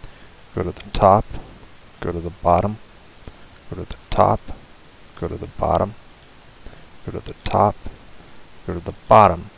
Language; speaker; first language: English; native; English